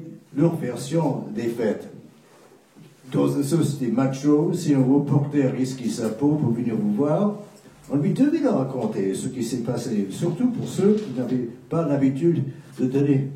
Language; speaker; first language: French; non-native, fluent; English